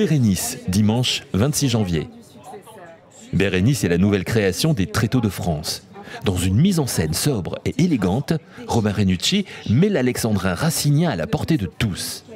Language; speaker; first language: French; native; French